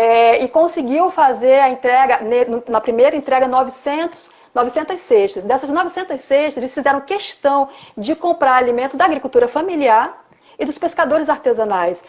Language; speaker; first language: Portuguese; native; Portuguese